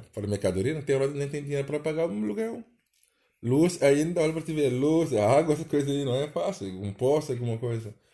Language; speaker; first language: Portuguese; non-native, fluent; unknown